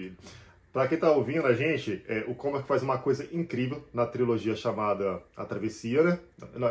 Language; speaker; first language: Portuguese; native; Portuguese